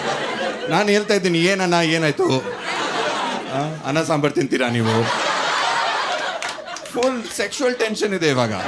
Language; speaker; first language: Kannada; non-native, local second language; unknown